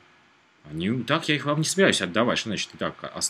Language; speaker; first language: Russian; native; Russian